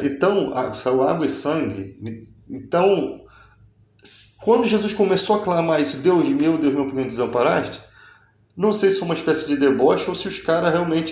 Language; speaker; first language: Portuguese; native; Portuguese